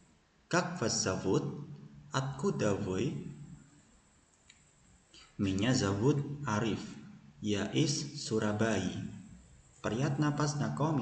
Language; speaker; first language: Russian; non-native, fluent; Indonesian